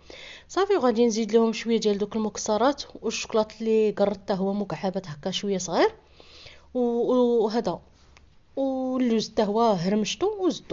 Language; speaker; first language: Arabic; native; Arabic